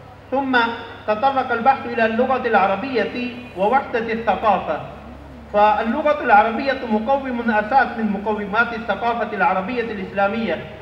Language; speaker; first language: Arabic; non-native, fluent; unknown